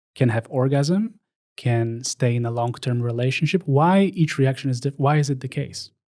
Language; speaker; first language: English; non-native, fluent; Polish